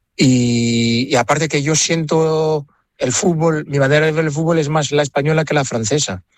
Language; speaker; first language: Spanish; non-native, fluent; French